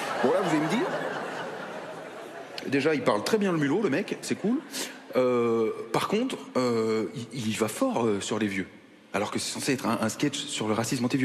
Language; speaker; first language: French; native; French